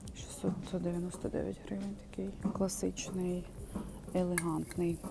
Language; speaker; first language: Ukrainian; non-native, local second language; Russian